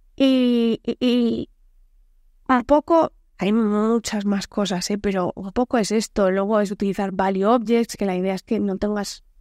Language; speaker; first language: Spanish; native; Spanish